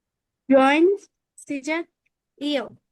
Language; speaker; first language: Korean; non-native, learner; Telugu